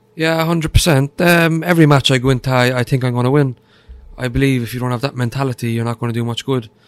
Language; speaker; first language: English; native; English